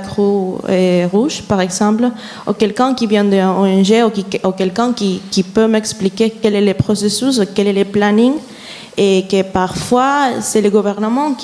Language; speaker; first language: French; non-native, fluent; Spanish